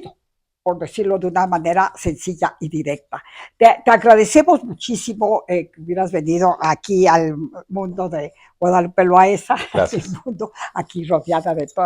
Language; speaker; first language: Spanish; native; Spanish